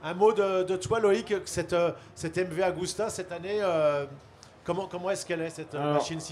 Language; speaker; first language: French; native; French